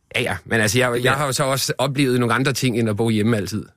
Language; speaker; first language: Danish; early bilingual, other home language; Spanish